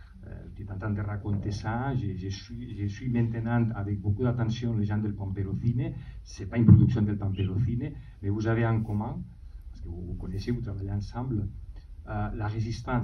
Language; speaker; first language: French; non-native, fluent; Spanish